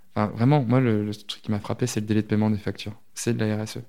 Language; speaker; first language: French; native; French